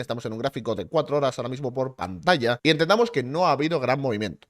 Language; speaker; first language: Spanish; native; Spanish